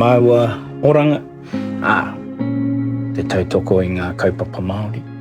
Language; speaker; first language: Māori; non-native, local second language; English